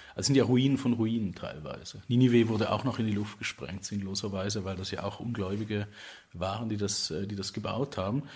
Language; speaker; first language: German; native; German